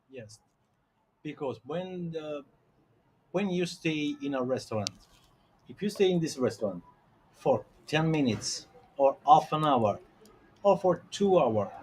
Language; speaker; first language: English; non-native, learner; Italian